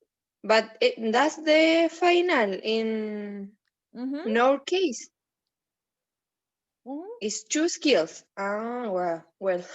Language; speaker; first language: English; non-native, learner; Spanish